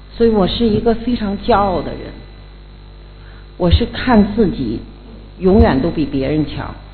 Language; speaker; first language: Chinese; native; Chinese